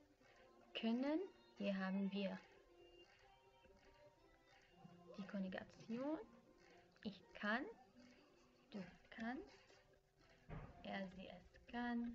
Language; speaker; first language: German; non-native, fluent; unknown